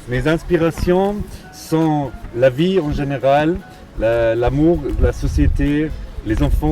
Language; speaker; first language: French; non-native, fluent; German